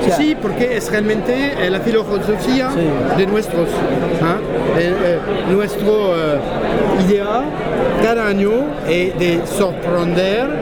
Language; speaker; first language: Spanish; non-native, fluent; French